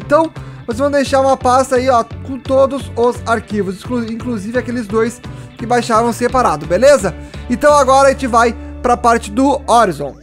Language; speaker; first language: Portuguese; native; Portuguese